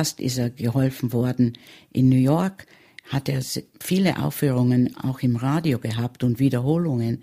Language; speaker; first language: German; early bilingual, heritage; German